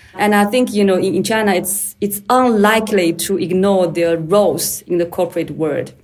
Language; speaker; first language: English; non-native, fluent; Chinese